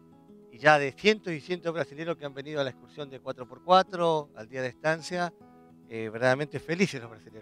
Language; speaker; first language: Spanish; native; Spanish